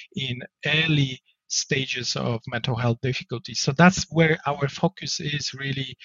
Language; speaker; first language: English; non-native, fluent; Polish